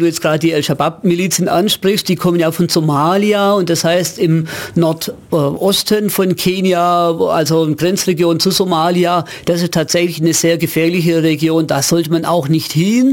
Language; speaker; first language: German; native; German